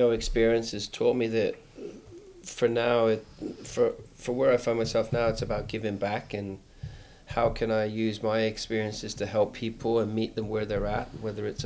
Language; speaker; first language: English; native; English